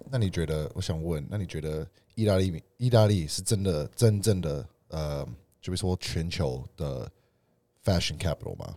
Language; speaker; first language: Chinese; non-native, fluent; English